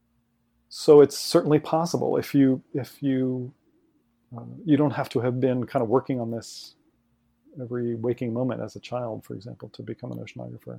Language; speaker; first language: English; native; English